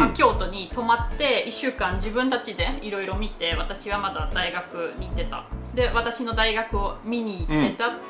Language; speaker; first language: Japanese; non-native, fluent; German